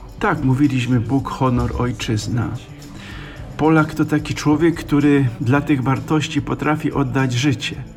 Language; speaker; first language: Polish; native; Polish